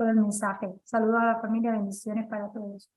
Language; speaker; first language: Spanish; native; Spanish